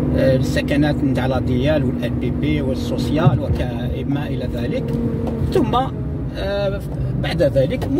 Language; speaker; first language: Arabic; native; Arabic